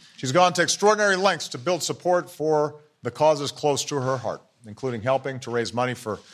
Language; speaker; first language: English; native; English